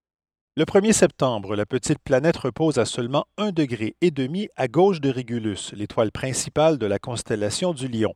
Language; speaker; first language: French; native; French